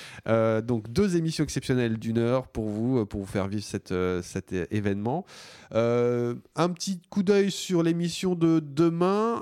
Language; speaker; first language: French; native; French